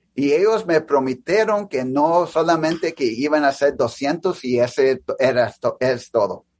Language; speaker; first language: Spanish; early bilingual, heritage; English